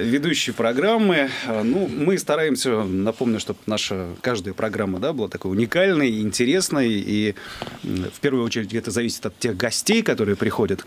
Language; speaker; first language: Russian; native; Russian